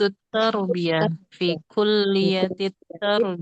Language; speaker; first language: Arabic; non-native, learner; Indonesian